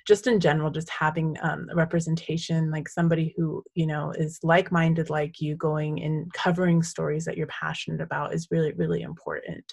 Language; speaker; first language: English; native; English